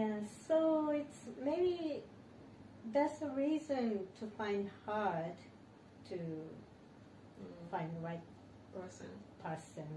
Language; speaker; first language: English; non-native, learner; Japanese